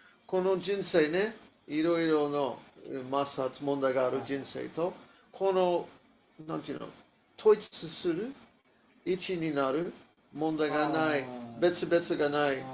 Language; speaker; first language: Japanese; non-native, learner; English